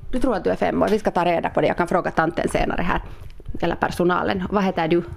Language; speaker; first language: Swedish; native; Swedish